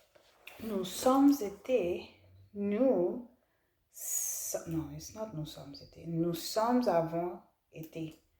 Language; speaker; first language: French; non-native, learner; English